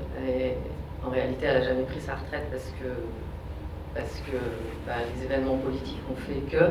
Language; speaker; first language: French; native; French